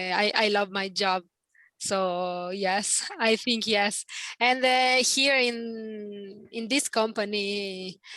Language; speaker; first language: English; non-native, learner; Italian